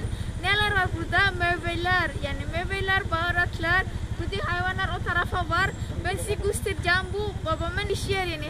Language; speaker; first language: Turkish; non-native, learner; Javanese